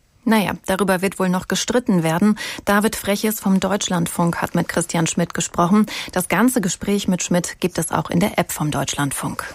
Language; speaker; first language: German; native; German